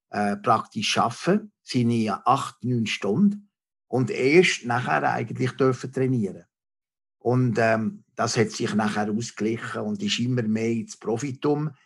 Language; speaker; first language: German; non-native, local second language; French